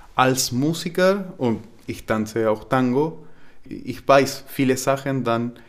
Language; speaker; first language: German; non-native, learner; Spanish